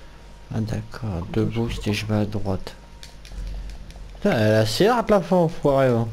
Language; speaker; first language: French; native; French